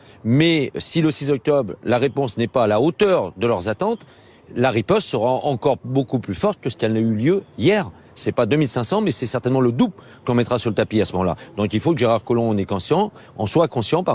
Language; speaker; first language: French; native; French